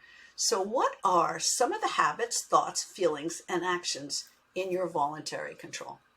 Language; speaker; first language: English; native; English